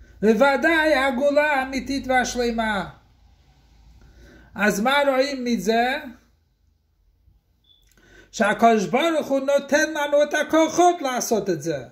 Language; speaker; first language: Hebrew; non-native, fluent; English